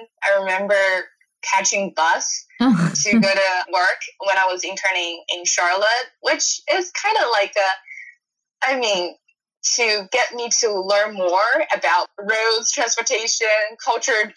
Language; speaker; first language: English; non-native, fluent; Chinese